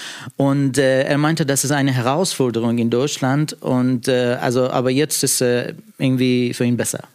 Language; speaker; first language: German; non-native, fluent; Persian